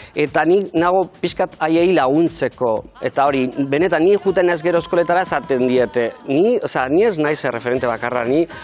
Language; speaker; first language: Basque; native; Basque